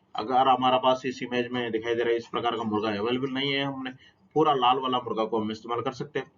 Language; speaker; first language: Hindi; non-native, local second language; Telugu